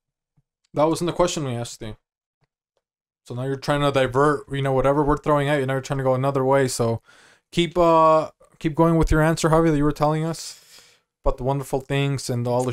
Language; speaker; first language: English; native; English